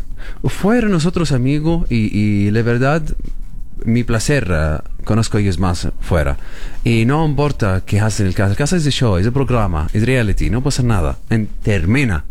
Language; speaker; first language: Spanish; non-native, learner; Arabic